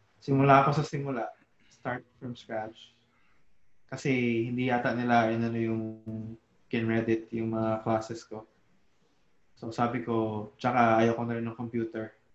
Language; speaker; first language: Filipino; native; Filipino